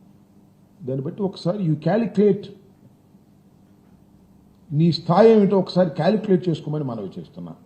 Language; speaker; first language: Telugu; native; Telugu